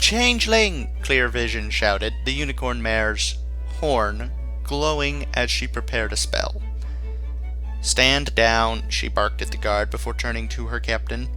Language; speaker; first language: English; native; English